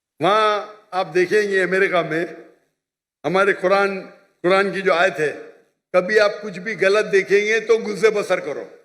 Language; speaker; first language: Urdu; non-native, local second language; Konkani